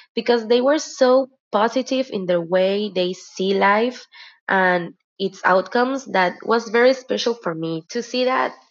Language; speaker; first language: English; non-native, fluent; Spanish